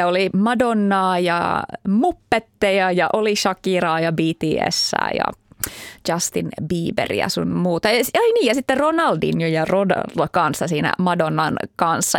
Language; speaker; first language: Finnish; native; Finnish